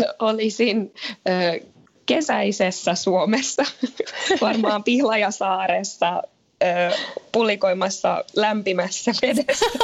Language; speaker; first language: Finnish; early bilingual, heritage; Finnish